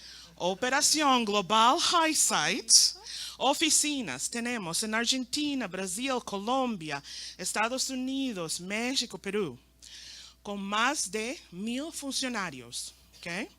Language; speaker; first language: Portuguese; non-native, learner; Spanish